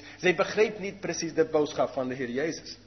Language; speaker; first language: Dutch; non-native, fluent; English